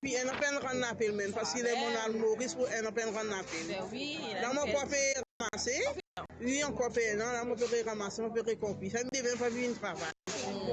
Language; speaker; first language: French; non-native, local second language; Morisyen